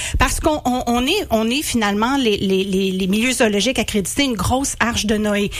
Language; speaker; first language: French; native; French